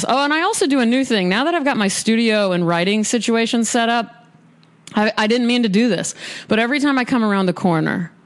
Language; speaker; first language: English; native; English